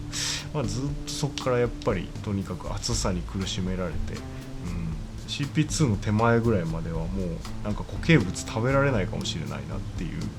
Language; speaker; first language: Japanese; native; Japanese